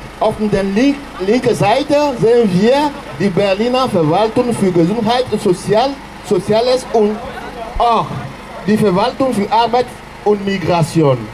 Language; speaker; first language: German; non-native, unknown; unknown